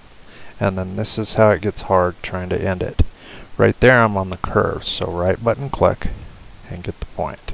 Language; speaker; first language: English; native; English